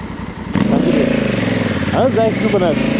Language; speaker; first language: German; native; German